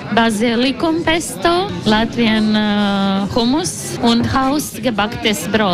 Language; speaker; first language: German; non-native, learner; Latvian